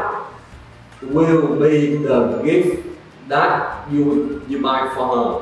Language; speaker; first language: English; non-native, learner; Vietnamese